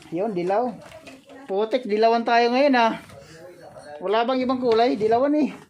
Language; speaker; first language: Filipino; native; Filipino